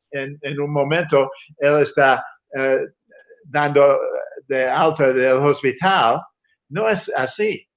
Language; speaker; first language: Spanish; non-native, fluent; English